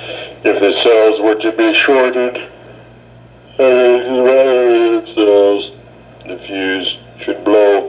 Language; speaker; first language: English; native; English